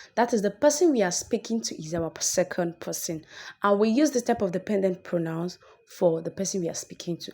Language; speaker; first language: English; non-native, local second language; Yoruba